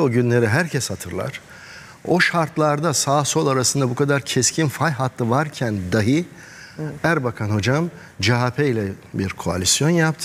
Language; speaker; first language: Turkish; native; Turkish